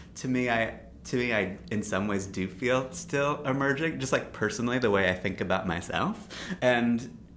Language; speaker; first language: English; native; English